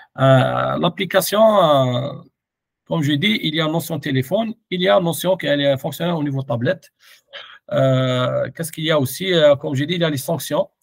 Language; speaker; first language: French; non-native, local second language; Arabic